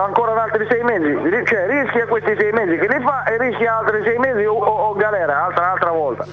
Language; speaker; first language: Italian; non-native, fluent; Arabic